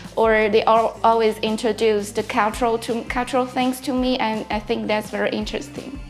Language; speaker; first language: English; non-native, fluent; Chinese